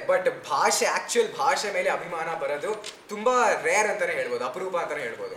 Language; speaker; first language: Kannada; native; Kannada